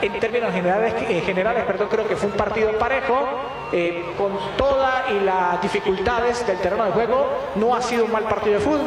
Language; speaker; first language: Spanish; native; Spanish